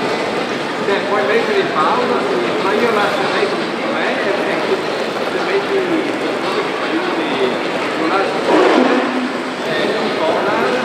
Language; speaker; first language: Italian; native; Italian